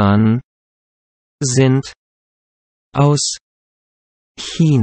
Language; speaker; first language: German; non-native, learner; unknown